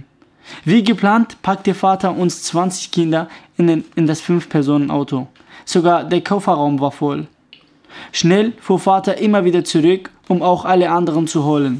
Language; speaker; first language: German; early bilingual, other home language; Kurdish